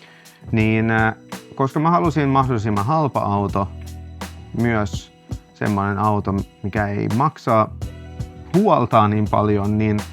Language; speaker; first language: Finnish; non-native, local second language; Swedish